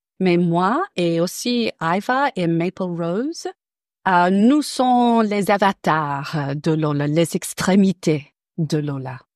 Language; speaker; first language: French; non-native, learner; English